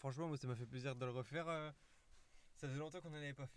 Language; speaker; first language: French; native; French